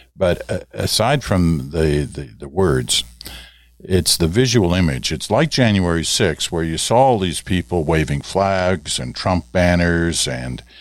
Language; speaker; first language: English; native; English